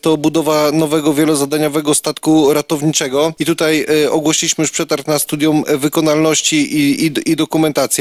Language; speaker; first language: Polish; native; Polish